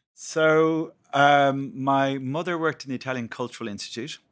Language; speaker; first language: English; native; English